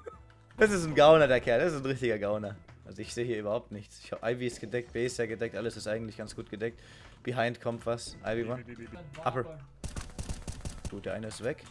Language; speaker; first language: German; native; German